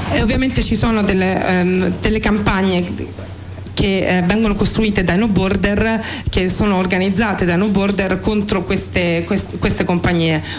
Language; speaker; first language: Italian; native; Italian